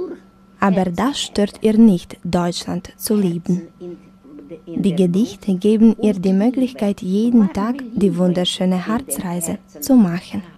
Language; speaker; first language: German; non-native, fluent; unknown